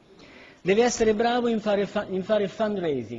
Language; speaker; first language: Italian; native; Italian